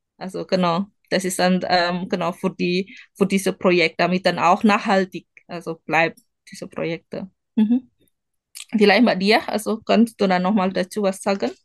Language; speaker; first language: German; non-native, learner; Indonesian